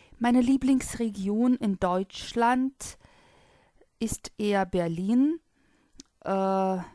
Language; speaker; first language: German; non-native, fluent; Russian